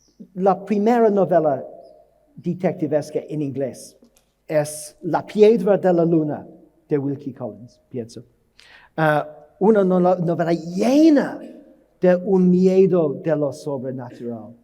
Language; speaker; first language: Spanish; non-native, learner; English